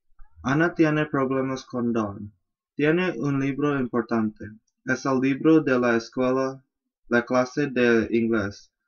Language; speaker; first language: Spanish; non-native, learner; English